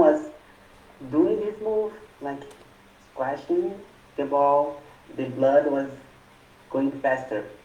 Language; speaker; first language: English; non-native, fluent; Portuguese